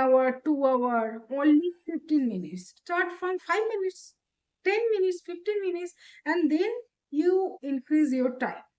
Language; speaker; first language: English; non-native, learner; Bangla